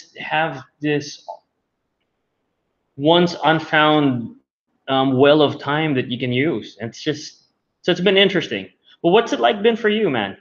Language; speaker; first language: English; non-native, local second language; Filipino